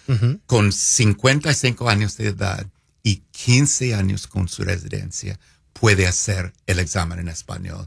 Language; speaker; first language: Spanish; non-native, fluent; English